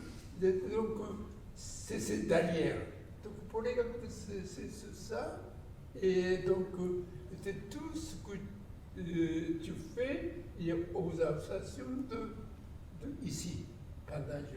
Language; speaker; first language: French; non-native, learner; Japanese